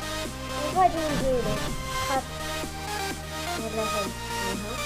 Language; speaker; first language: Arabic; native; Arabic